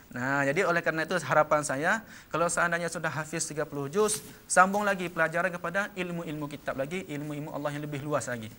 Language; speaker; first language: Malay; non-native, local second language; Achinese